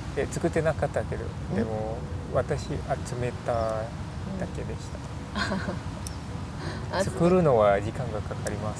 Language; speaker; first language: Japanese; non-native, learner; English